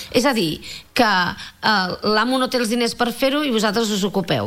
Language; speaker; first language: Catalan; native; Catalan